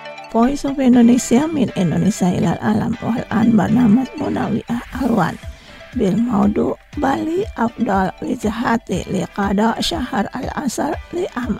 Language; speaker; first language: Arabic; non-native, fluent; Indonesian